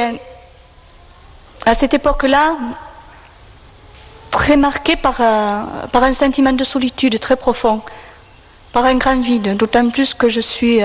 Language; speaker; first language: French; native; French